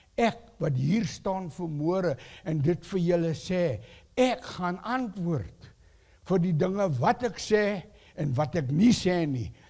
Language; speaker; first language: Afrikaans; non-native, local second language; English